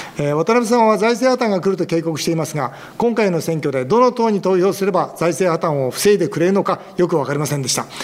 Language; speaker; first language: Japanese; native; Japanese